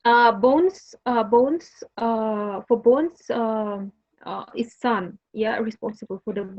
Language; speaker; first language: English; non-native, learner; Russian